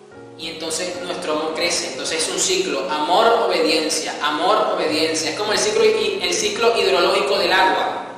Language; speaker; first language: Spanish; native; Spanish